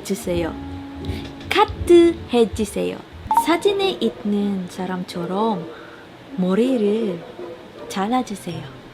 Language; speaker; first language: Korean; non-native, learner; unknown